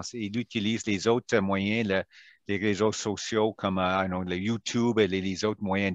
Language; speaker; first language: French; non-native, local second language; English